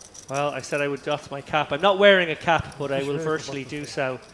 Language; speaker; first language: English; native; English